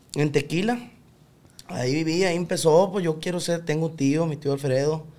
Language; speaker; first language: Spanish; native; Spanish